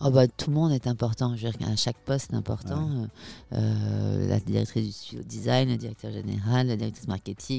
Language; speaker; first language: French; native; French